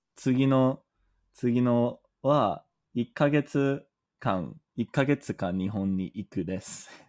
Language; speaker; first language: Japanese; non-native, learner; English